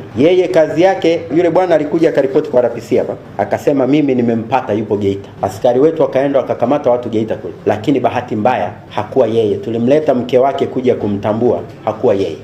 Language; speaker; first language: Swahili; native; Swahili